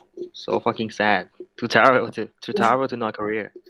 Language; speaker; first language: English; non-native, learner; Thai